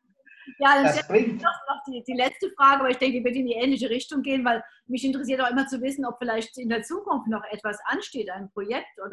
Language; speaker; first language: German; native; German